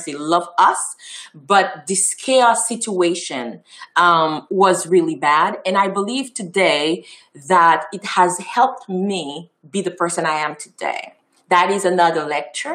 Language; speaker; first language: English; non-native, fluent; Haitian Creole